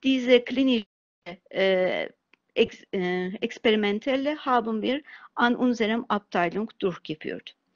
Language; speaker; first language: German; non-native, fluent; Turkish